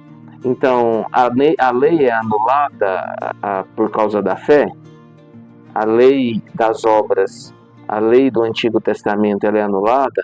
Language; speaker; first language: Portuguese; native; Portuguese